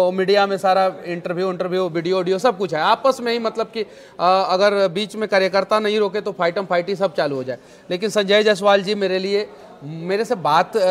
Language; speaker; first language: Hindi; native; Hindi